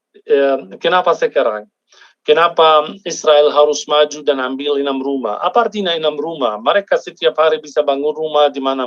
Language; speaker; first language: Indonesian; non-native, fluent; Arabic